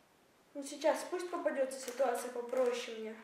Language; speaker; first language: Russian; native; Russian